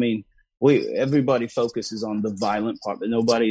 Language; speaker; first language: English; native; English